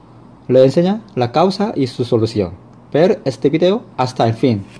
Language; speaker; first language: Spanish; non-native, fluent; Korean